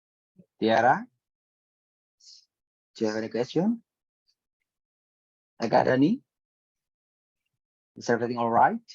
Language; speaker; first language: English; non-native, learner; Indonesian